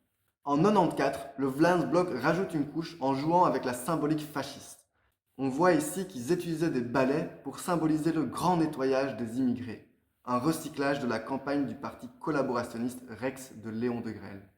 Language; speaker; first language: French; native; French